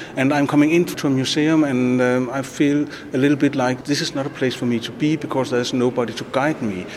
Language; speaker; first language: English; non-native, fluent; Danish